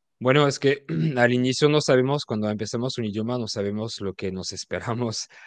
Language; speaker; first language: Spanish; non-native, fluent; French